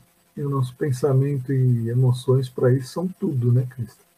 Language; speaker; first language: Portuguese; native; Portuguese